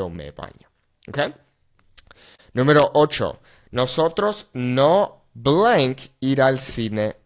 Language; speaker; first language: Spanish; non-native, fluent; English